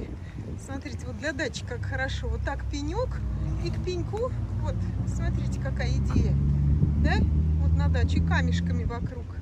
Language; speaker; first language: Russian; native; Russian